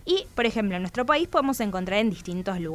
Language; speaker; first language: Spanish; native; Spanish